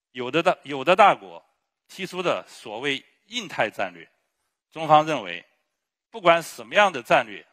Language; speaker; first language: Chinese; native; Chinese